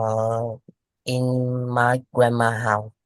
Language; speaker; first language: English; non-native, learner; Vietnamese